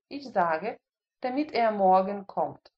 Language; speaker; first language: German; non-native, fluent; Russian